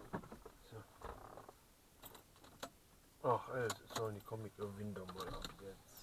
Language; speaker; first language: English; non-native, learner; German